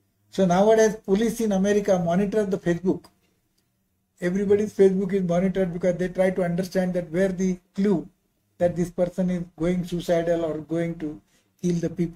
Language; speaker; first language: English; non-native, local second language; Marathi